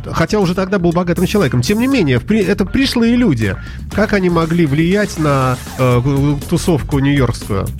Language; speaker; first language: Russian; native; Russian